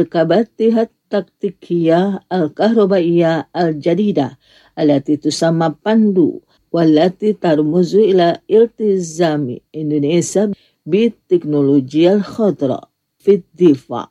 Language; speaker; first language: Arabic; non-native, fluent; Indonesian